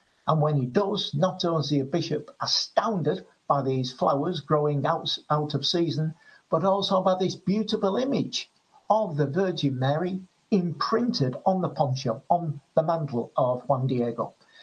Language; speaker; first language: English; native; English